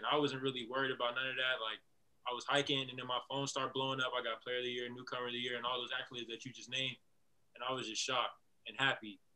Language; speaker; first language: English; native; English